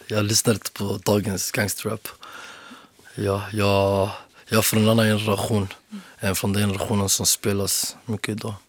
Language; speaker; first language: Swedish; early bilingual, other home language; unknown